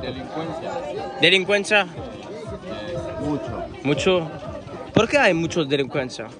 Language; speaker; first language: Spanish; non-native, learner; French